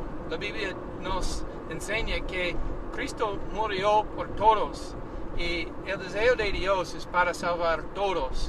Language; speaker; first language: Spanish; non-native, learner; English